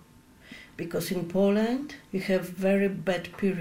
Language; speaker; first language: English; non-native, learner; Polish